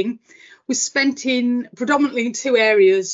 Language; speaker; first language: English; native; English